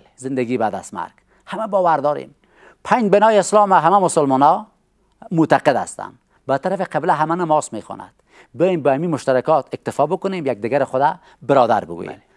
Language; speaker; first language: Persian; native; Persian